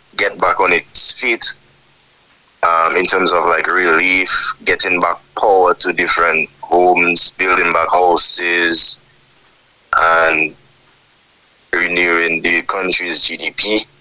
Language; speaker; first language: English; native; English